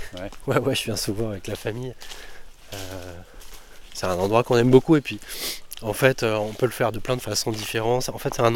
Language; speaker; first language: French; native; French